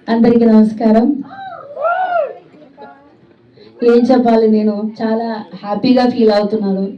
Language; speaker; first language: Telugu; non-native, fluent; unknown